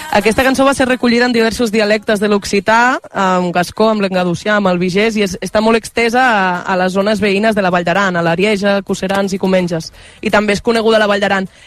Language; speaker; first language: Catalan; non-native, local second language; Occitan